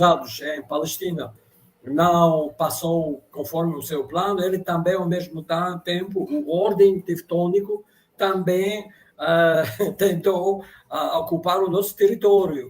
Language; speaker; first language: Portuguese; non-native, fluent; Russian